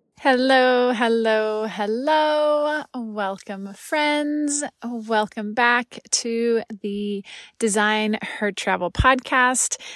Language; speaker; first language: English; native; English